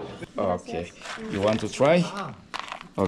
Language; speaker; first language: English; non-native, learner; Spanish